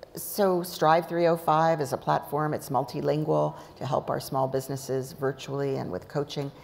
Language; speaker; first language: English; native; English